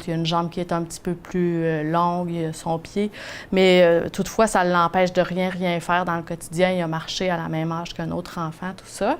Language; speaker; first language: French; native; French